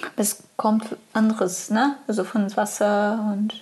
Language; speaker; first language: German; non-native, fluent; Portuguese